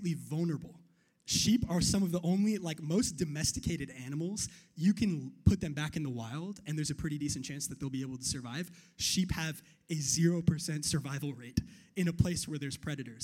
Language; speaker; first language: English; native; English